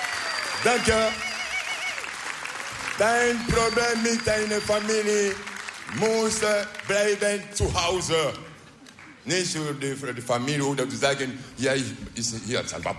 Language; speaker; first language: Dutch; non-native, learner; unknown